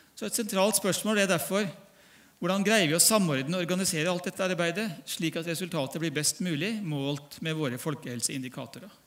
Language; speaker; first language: Norwegian; native; Norwegian